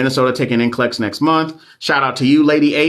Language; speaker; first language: English; native; English